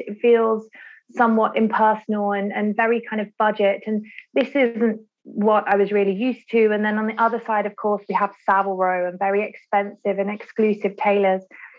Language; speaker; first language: English; native; English